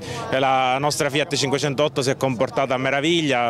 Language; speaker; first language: Italian; native; Italian